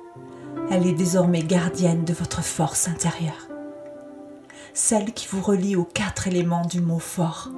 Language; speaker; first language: French; native; French